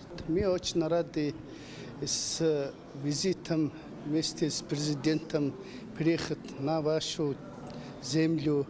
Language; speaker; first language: Russian; non-native, learner; Mongolian